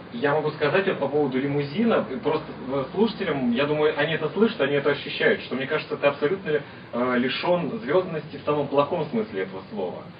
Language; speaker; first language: Russian; native; Russian